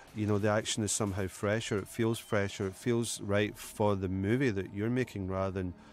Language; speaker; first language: English; native; English